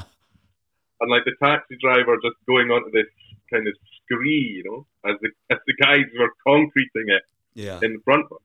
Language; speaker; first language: English; native; English